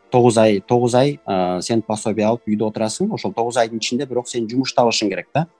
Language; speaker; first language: Kyrgyz; native; Kyrgyz